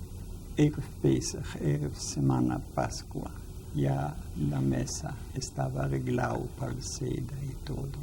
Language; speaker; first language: Spanish; non-native, fluent; Yiddish